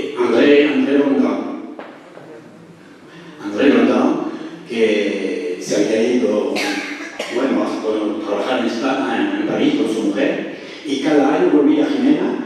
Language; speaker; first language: Spanish; early bilingual, heritage; French